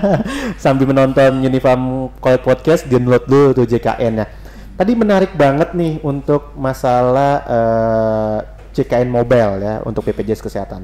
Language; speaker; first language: Indonesian; native; Indonesian